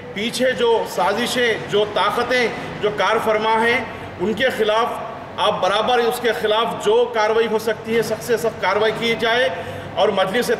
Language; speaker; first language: Urdu; native; Urdu